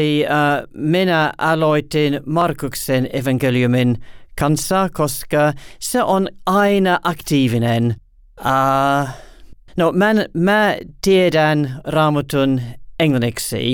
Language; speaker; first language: Finnish; non-native, learner; English